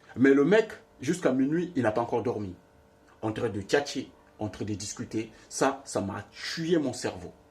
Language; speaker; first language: French; non-native, local second language; Lingala